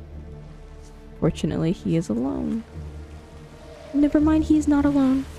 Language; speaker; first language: English; native; English